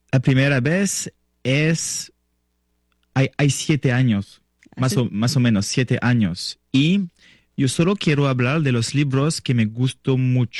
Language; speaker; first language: Spanish; non-native, learner; French